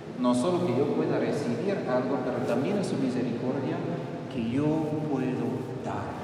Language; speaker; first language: Spanish; non-native, fluent; English